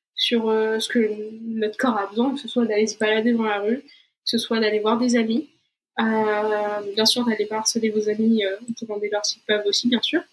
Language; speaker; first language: French; non-native, fluent; Portuguese